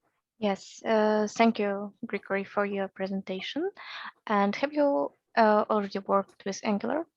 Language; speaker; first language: English; non-native, fluent; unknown